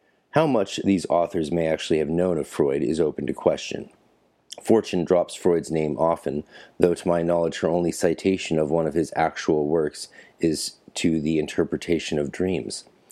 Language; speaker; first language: English; native; English